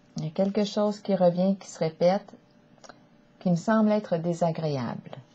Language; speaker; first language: French; native; French